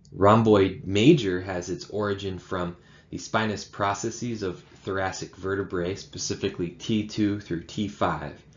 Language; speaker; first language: English; native; English